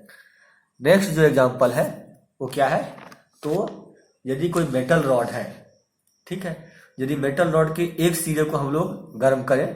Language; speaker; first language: Hindi; native; Hindi